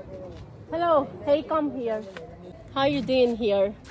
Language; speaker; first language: English; non-native, learner; Nepali